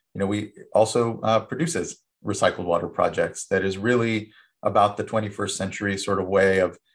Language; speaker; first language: English; early bilingual, other home language; Spanish